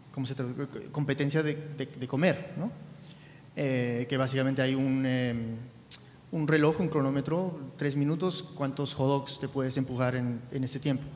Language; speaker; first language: Spanish; early bilingual, heritage; Spanish